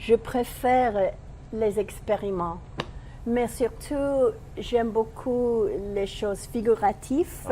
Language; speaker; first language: French; non-native, learner; English